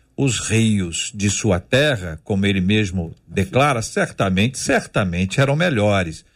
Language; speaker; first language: Portuguese; native; Portuguese